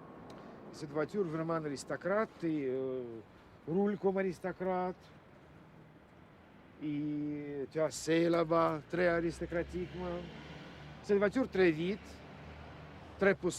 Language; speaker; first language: French; non-native, learner; Russian